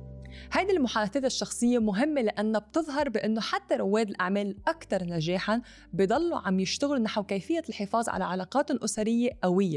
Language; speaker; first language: Arabic; native; Arabic